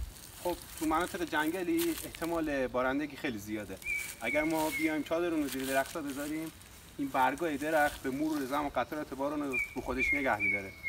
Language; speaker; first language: Persian; native; Persian